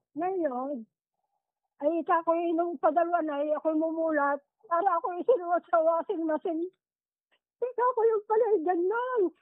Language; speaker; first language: Filipino; native; Filipino